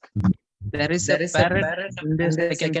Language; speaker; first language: English; non-native, learner; Tamil